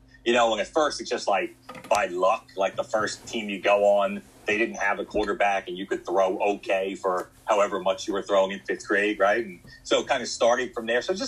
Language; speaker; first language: English; native; English